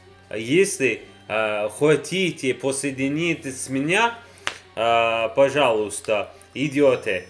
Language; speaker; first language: Russian; non-native, learner; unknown